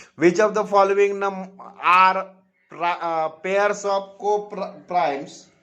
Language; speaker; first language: English; non-native, local second language; Marathi